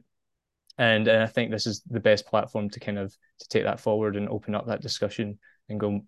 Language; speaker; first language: English; native; English